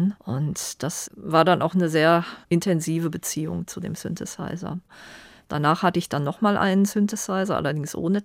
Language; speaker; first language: German; native; German